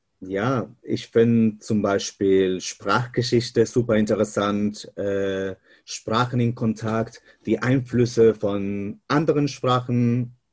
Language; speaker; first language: German; non-native, fluent; Spanish